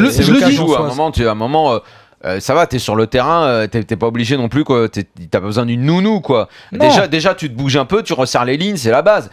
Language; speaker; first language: French; native; French